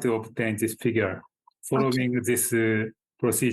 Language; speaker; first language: English; non-native, fluent; Japanese